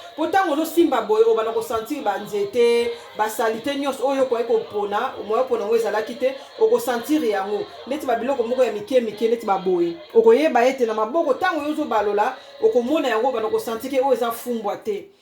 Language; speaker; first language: Lingala; non-native, local second language; Kongo